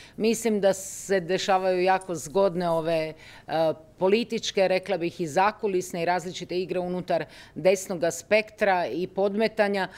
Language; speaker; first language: Croatian; native; Croatian